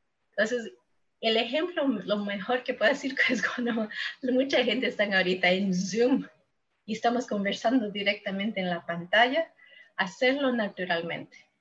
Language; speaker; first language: Spanish; early bilingual, heritage; Spanish